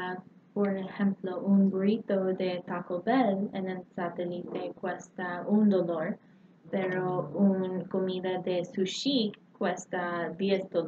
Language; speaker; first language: Spanish; non-native, learner; English